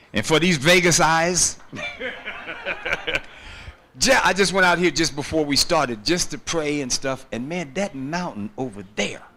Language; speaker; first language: English; native; English